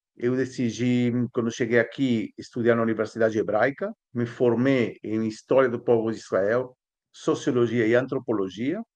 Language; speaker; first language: Portuguese; non-native, fluent; Spanish